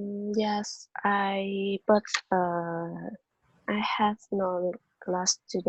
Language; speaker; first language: English; non-native, learner; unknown